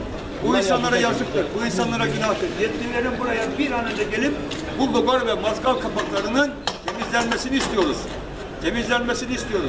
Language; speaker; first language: Turkish; native; Turkish